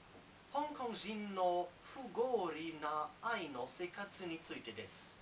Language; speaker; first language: Japanese; non-native, learner; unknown